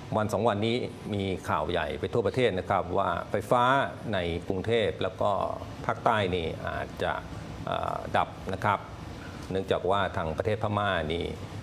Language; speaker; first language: Thai; native; Thai